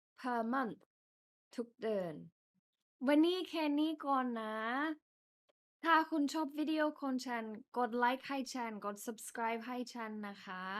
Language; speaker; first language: Thai; non-native, fluent; English